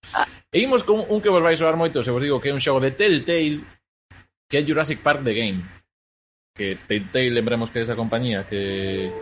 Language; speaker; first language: Galician; non-native, local second language; Spanish